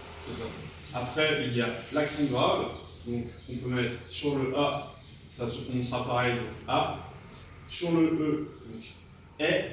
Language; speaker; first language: French; native; French